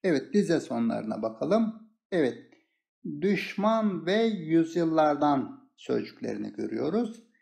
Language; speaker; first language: Turkish; native; Turkish